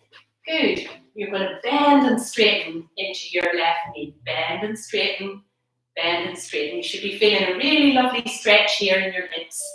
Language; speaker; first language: English; native; English